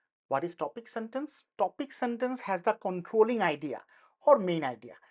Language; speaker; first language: English; non-native, local second language; Bangla